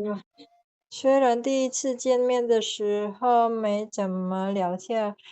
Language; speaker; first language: Chinese; non-native, learner; Indonesian